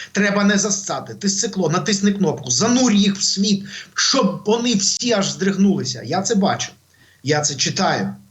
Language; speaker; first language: Ukrainian; native; Ukrainian